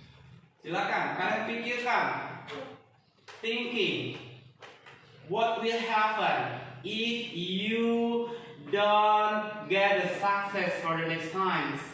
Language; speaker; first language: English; non-native, fluent; Indonesian